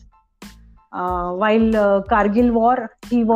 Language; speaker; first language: English; non-native, local second language; Marathi